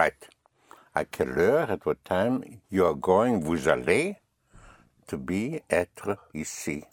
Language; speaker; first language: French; non-native, fluent; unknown